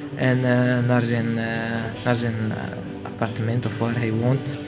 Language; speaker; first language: Dutch; non-native, learner; Arabic